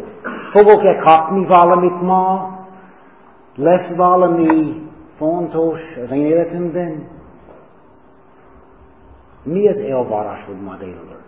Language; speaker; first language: Hungarian; non-native, learner; English